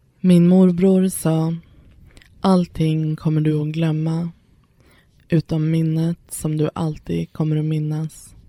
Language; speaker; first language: Swedish; early bilingual, other home language; Persian